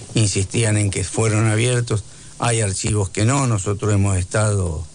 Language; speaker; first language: Spanish; native; Spanish